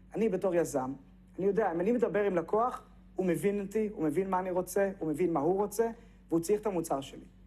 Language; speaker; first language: Hebrew; native; Hebrew